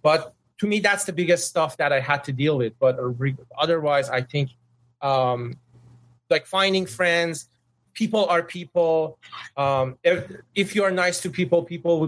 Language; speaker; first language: English; non-native, fluent; Persian